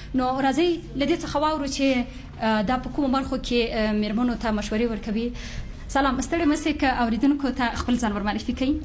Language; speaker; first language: Pashto; native; Pashto